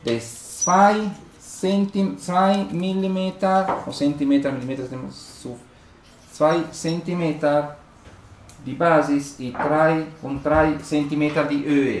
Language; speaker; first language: German; non-native, learner; Spanish